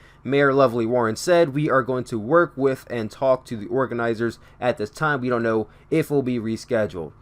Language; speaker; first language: English; native; English